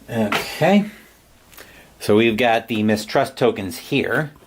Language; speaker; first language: English; native; English